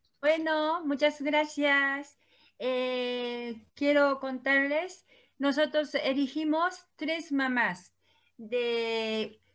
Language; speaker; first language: Spanish; non-native, learner; Korean